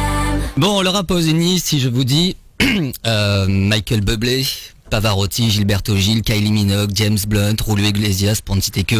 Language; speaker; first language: French; native; French